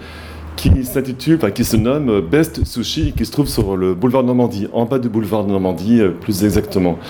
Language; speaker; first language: French; native; French